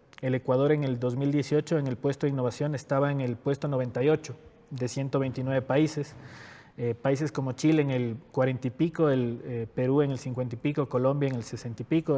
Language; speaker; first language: Spanish; native; Spanish